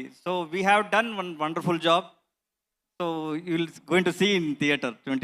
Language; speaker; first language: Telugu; non-native, learner; Kannada